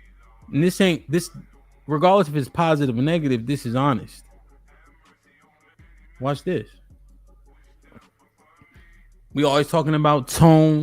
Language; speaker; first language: English; native; English